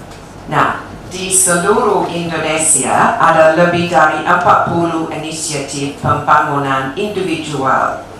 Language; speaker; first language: Indonesian; non-native, fluent; English